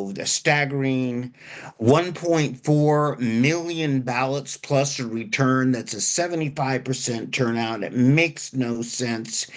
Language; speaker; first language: English; native; English